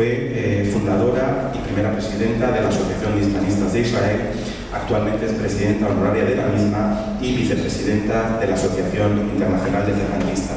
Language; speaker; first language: Spanish; native; Spanish